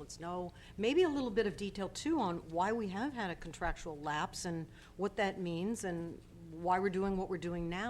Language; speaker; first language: English; native; English